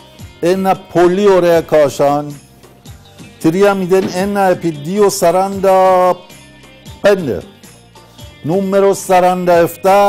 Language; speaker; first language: Greek; non-native, fluent; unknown